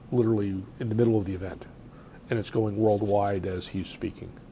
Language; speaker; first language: English; native; English